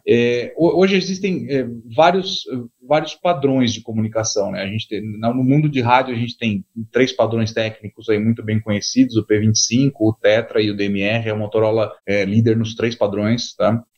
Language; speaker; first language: Portuguese; native; Portuguese